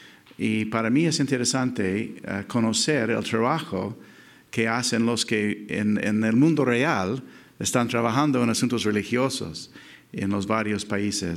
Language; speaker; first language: Spanish; non-native, fluent; English